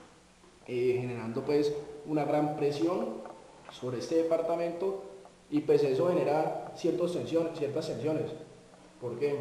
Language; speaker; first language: Spanish; native; Spanish